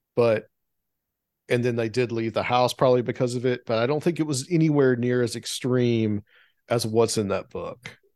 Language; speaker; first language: English; native; English